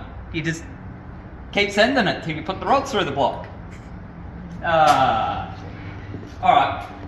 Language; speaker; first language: English; native; English